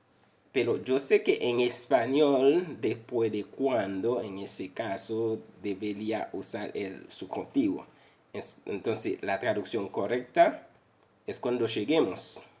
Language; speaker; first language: Spanish; non-native, fluent; Haitian Creole